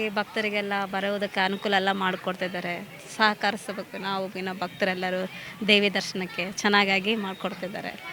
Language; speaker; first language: Kannada; native; Kannada